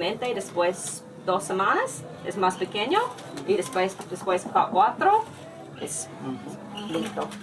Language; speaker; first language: Spanish; non-native, learner; English